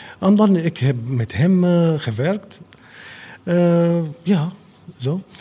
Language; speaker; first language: Dutch; non-native, learner; Arabic